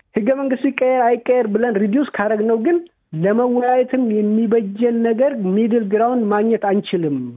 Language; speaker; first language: Amharic; native; Amharic